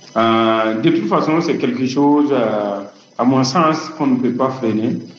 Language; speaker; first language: French; non-native, local second language; Mossi